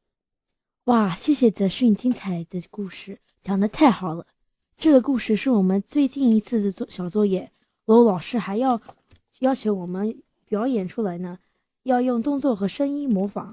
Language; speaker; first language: Chinese; early bilingual, heritage; Chinese